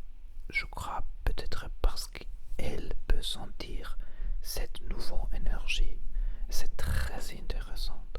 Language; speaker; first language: French; non-native, learner; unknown